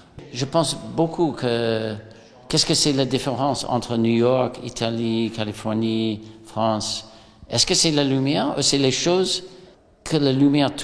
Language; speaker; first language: French; non-native, fluent; English